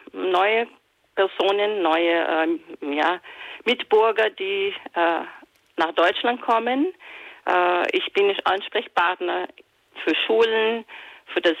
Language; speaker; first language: German; non-native, fluent; Portuguese